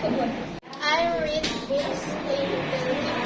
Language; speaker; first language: English; non-native, learner; Indonesian